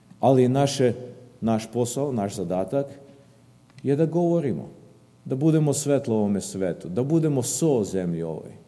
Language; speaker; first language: Serbian; early bilingual, heritage; Serbian